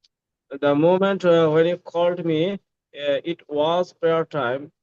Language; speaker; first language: English; non-native, learner; Bangla